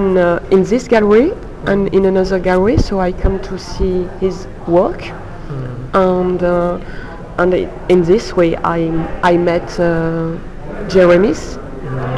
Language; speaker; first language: English; non-native, learner; French